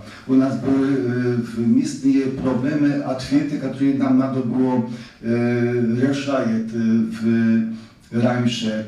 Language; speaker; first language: Russian; non-native, learner; Polish